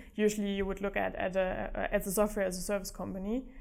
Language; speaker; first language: English; non-native, fluent; German